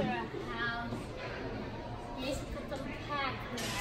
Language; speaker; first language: Russian; early bilingual, heritage; Russian